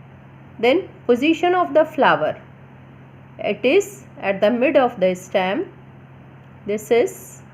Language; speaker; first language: English; non-native, local second language; Gujarati